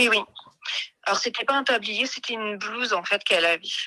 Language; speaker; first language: French; native; French